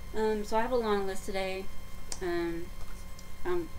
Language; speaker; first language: English; native; English